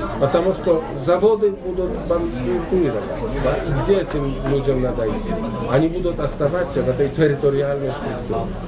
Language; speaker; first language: Russian; non-native, learner; Polish